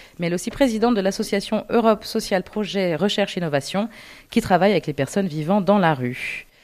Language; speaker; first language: French; native; French